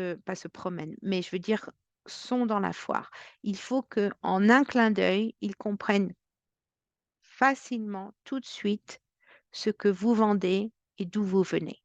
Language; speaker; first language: French; native; French